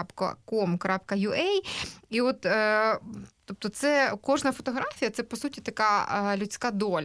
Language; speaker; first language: Ukrainian; native; Ukrainian